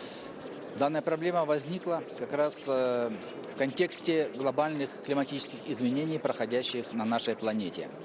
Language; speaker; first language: Russian; native; Russian